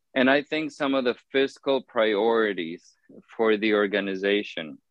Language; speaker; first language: English; non-native, fluent; Spanish